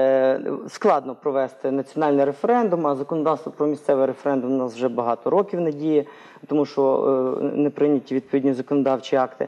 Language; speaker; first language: Ukrainian; native; Ukrainian